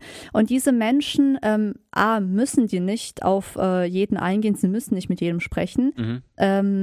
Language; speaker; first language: German; native; German